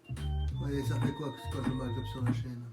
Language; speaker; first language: French; native; French